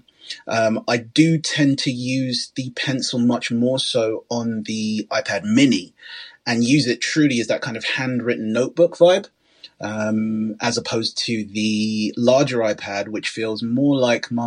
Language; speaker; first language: English; native; English